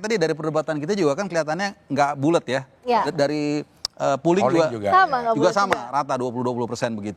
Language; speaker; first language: Indonesian; native; Indonesian